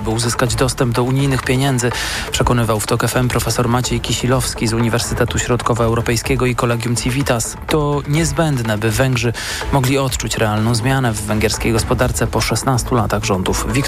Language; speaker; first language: Polish; native; Polish